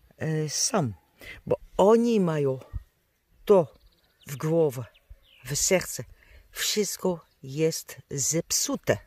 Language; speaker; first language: Polish; non-native, learner; Dutch